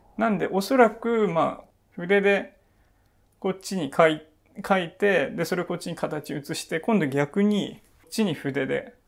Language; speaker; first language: Japanese; native; Japanese